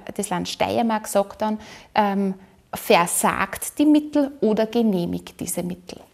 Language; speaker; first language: German; native; German